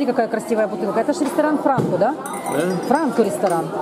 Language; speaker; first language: Russian; native; Russian